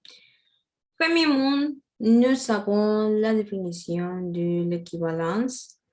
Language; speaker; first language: French; non-native, learner; Spanish